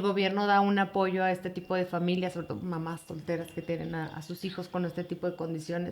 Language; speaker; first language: Spanish; native; Spanish